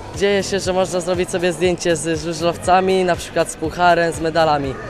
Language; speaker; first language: Polish; native; Polish